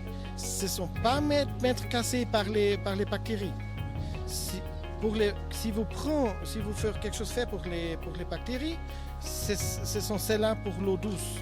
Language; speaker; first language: French; non-native, learner; German